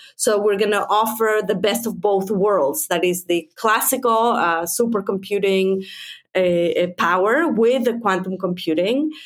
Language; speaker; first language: English; non-native, fluent; Spanish